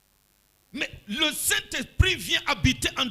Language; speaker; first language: French; non-native, local second language; Mossi